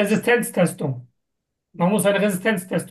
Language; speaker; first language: German; non-native, fluent; Turkish